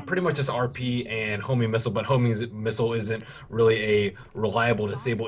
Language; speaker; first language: English; native; English